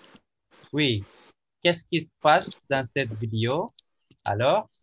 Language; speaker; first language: French; non-native, learner; Indonesian